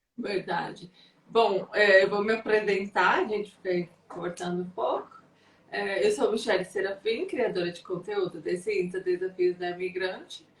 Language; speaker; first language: Portuguese; native; Portuguese